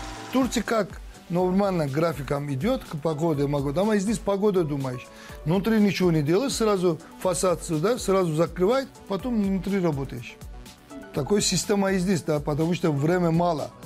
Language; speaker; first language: Russian; non-native, learner; Turkish